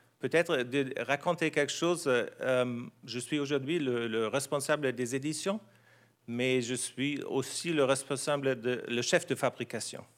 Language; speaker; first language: French; non-native, fluent; German